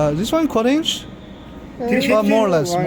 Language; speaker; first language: English; non-native, learner; Chinese